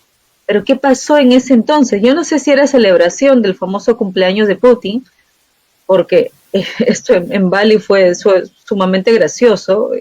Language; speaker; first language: Spanish; native; Spanish